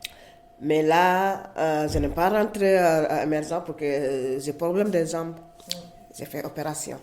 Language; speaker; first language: French; non-native, learner; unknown